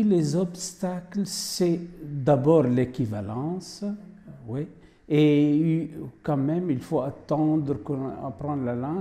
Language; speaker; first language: French; non-native, fluent; Arabic